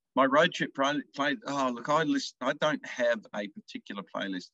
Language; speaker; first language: English; native; English